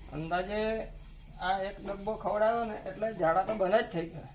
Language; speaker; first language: Gujarati; native; Gujarati